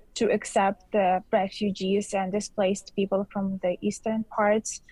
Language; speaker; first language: English; non-native, fluent; Ukrainian